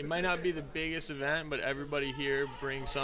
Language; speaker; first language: English; native; English